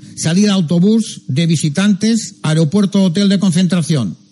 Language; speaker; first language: Spanish; non-native, local second language; Catalan